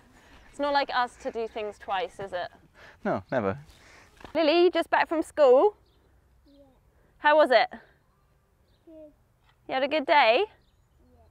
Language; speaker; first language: English; native; English